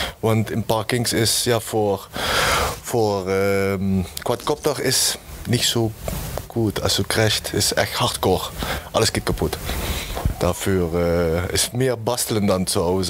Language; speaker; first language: German; non-native, learner; Dutch